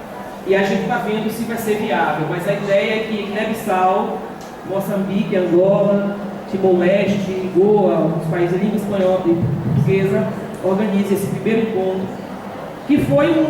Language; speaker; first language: Portuguese; native; Portuguese